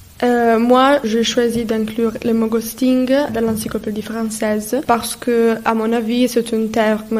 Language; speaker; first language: French; non-native, fluent; Italian